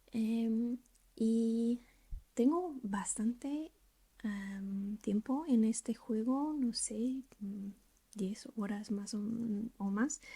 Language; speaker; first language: Spanish; non-native, learner; English